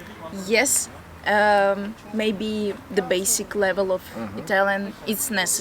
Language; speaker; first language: English; non-native, fluent; Latvian